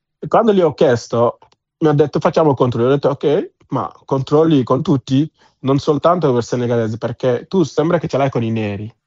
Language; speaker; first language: Italian; non-native, fluent; Wolof